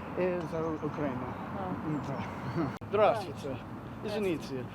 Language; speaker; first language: Russian; non-native, learner; English